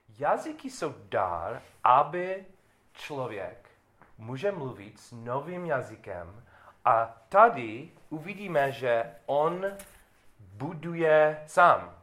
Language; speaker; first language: Czech; non-native, learner; English